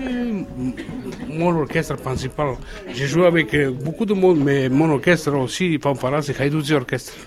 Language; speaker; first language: French; non-native, learner; Romany